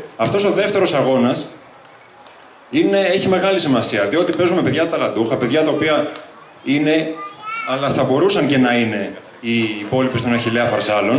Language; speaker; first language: Greek; native; Greek